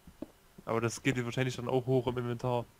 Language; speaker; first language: German; native; German